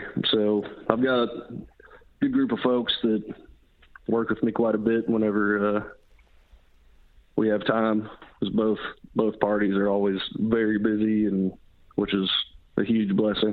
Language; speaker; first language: English; native; English